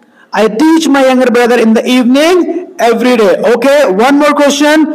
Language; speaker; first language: English; non-native, local second language; Hindi